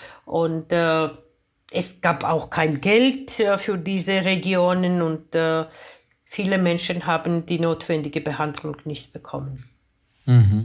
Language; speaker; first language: German; non-native, fluent; Georgian